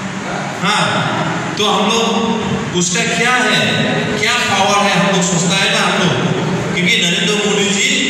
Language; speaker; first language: Hindi; non-native, local second language; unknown